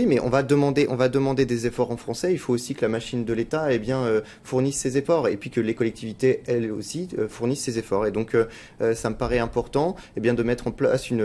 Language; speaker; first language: French; native; French